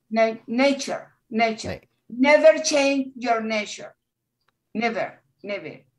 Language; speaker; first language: English; non-native, learner; Spanish